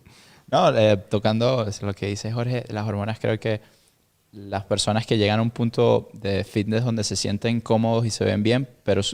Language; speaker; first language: Spanish; native; Spanish